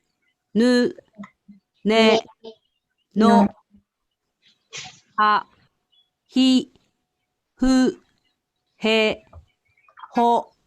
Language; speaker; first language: Japanese; non-native, learner; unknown